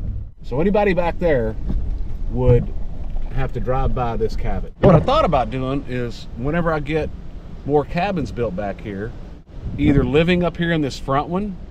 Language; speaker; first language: English; native; English